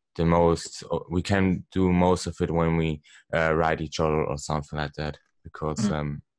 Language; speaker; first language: English; non-native, learner; Swiss German